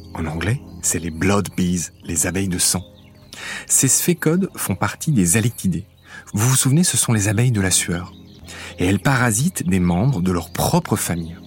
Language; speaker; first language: French; native; French